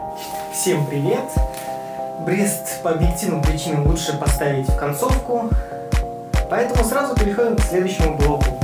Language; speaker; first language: Russian; native; Russian